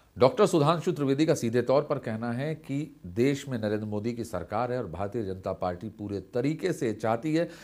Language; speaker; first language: Hindi; native; Hindi